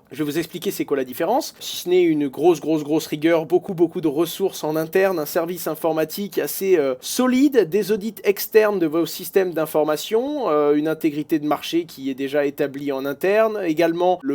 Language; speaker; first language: French; native; French